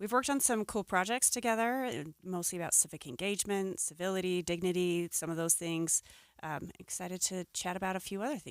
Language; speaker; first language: English; native; English